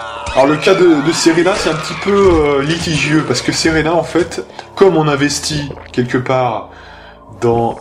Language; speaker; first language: French; native; French